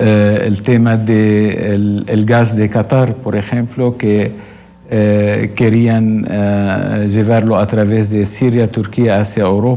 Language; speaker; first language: Spanish; non-native, fluent; Arabic